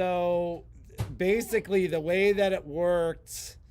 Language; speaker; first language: English; native; English